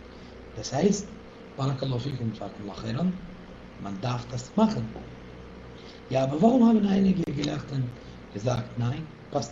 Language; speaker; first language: German; non-native, fluent; Arabic